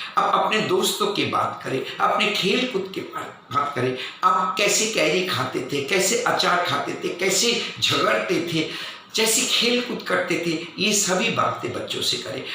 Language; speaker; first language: Hindi; non-native, local second language; Bangla